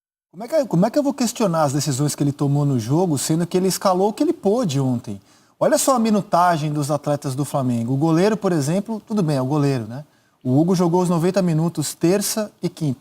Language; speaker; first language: Portuguese; native; Portuguese